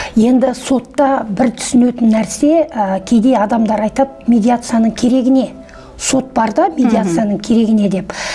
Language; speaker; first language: Kazakh; native; Kazakh